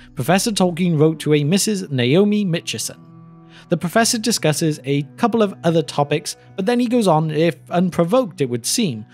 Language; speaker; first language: English; native; English